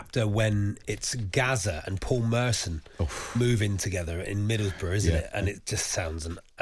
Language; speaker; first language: English; native; English